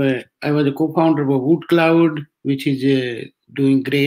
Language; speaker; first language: English; non-native, local second language; Hindi